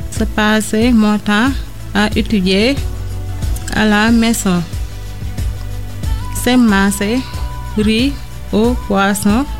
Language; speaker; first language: French; non-native, learner; Portuguese